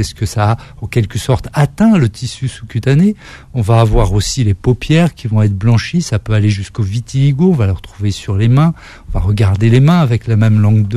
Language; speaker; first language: French; native; French